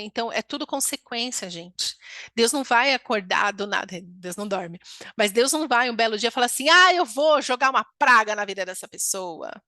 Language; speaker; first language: Portuguese; native; Portuguese